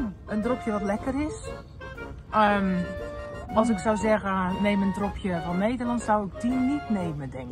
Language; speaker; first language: Dutch; native; Dutch